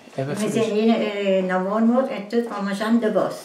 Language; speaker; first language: Dutch; early bilingual, heritage; French